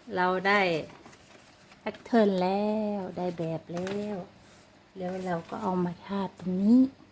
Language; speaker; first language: Thai; native; Thai